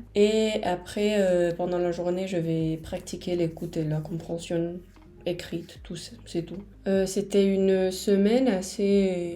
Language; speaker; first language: French; non-native, fluent; Spanish